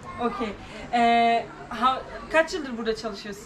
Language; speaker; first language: Turkish; non-native, learner; Urdu